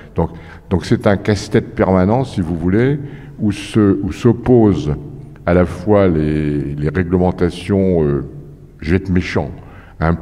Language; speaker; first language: French; native; French